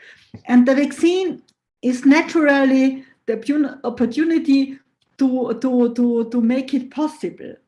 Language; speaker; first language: English; non-native, fluent; German